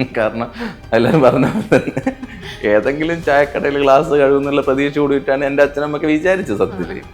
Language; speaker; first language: Malayalam; native; Malayalam